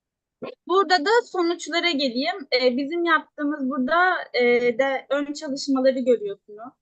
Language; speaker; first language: Turkish; native; Turkish